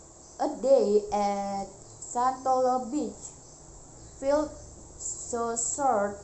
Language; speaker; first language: English; non-native, learner; Indonesian